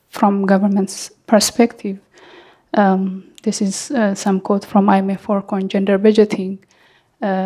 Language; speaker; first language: English; non-native, fluent; Amharic